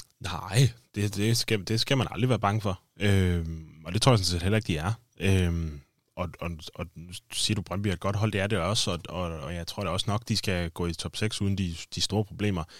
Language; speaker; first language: Danish; native; Danish